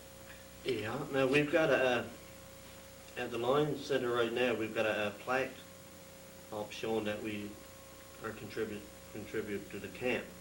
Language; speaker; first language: English; native; English